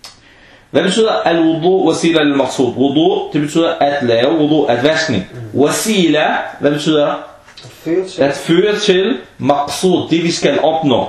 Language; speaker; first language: Danish; non-native, fluent; Arabic